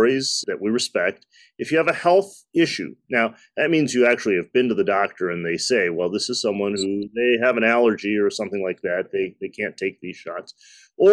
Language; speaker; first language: English; native; English